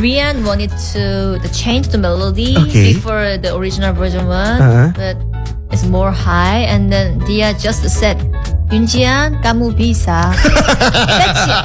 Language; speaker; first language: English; non-native, learner; Korean